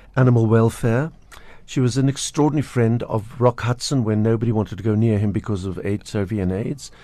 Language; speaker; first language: English; native; English